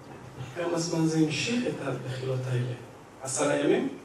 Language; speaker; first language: Hebrew; non-native, fluent; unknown